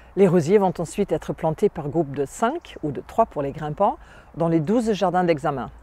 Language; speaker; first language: French; non-native, fluent; German